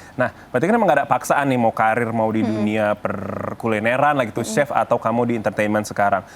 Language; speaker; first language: Indonesian; native; Indonesian